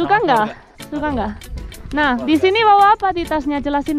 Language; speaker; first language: Indonesian; non-native, fluent; Spanish